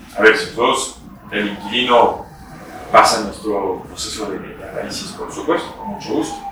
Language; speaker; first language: Spanish; non-native, fluent; French